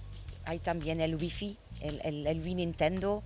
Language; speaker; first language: Spanish; non-native, learner; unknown